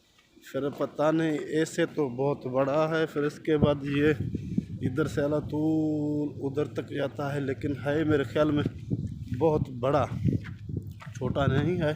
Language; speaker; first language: Hindi; non-native, local second language; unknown